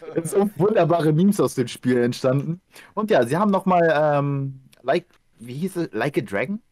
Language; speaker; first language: German; early bilingual, other home language; Ukrainian